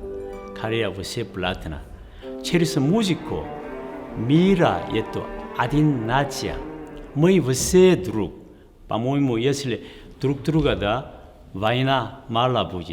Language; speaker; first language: Russian; non-native, learner; Korean